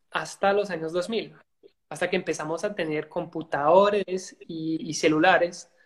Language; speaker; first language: Spanish; non-native, fluent; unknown